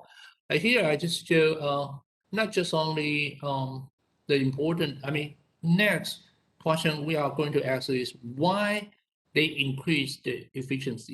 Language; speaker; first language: English; non-native, fluent; Chinese